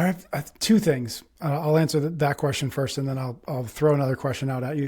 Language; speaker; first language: English; native; English